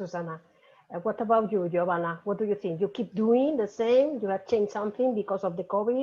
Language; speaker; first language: English; non-native, fluent; Spanish